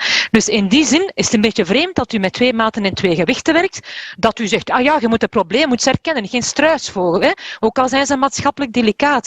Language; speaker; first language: Dutch; native; Dutch